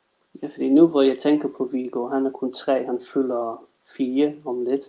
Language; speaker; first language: Danish; non-native, fluent; English